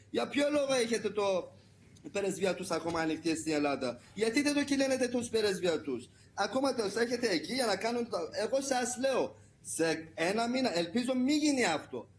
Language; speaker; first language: Greek; non-native, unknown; Persian